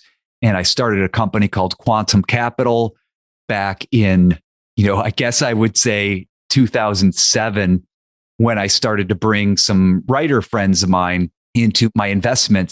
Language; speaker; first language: English; native; English